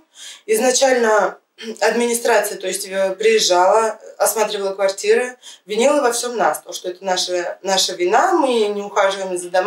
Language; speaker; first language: Russian; native; Russian